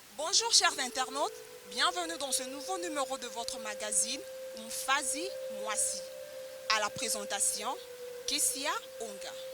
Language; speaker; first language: French; non-native, local second language; Lingala